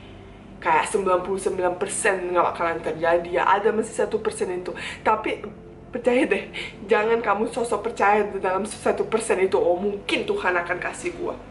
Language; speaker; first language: Indonesian; non-native, fluent; Bosnian